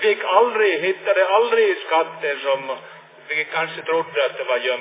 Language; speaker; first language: Swedish; non-native, fluent; Finnish